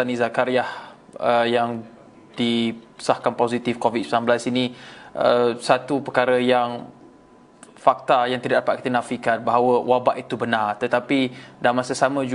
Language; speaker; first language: Malay; native; Malay